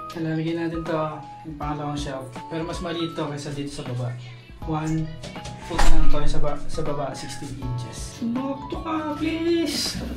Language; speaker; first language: Filipino; non-native, local second language; Hiligaynon